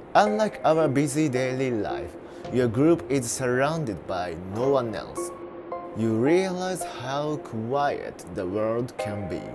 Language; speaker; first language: English; non-native, fluent; Japanese